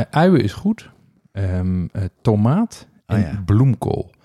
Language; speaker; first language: Dutch; native; Dutch